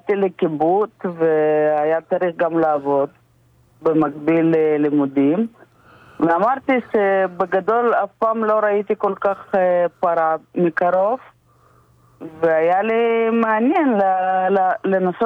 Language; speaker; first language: Hebrew; non-native, fluent; Russian